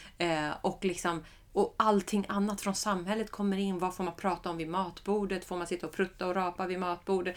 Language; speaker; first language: Swedish; early bilingual, other home language; Persian